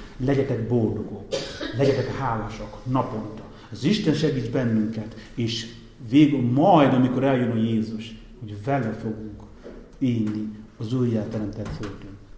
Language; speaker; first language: Hungarian; non-native, fluent; Igbo